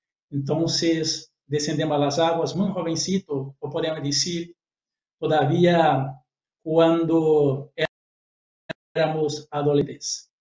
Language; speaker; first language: Spanish; non-native, fluent; Portuguese